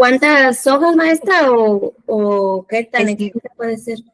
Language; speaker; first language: Spanish; native; Spanish